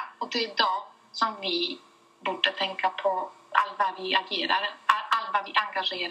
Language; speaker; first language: Swedish; non-native, fluent; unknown